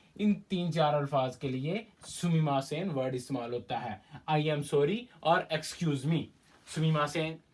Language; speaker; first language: Urdu; native; Urdu